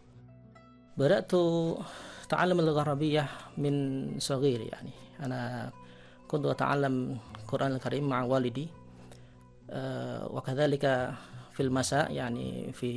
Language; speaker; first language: Arabic; non-native, fluent; Indonesian